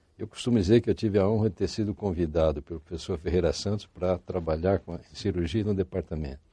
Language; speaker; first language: Portuguese; native; Portuguese